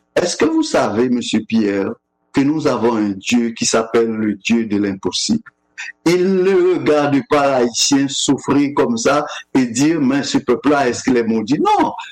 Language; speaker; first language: French; non-native, local second language; Haitian Creole